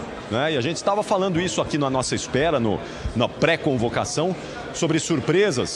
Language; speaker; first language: Portuguese; native; Portuguese